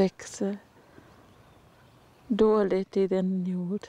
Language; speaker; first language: Swedish; non-native, fluent; Māori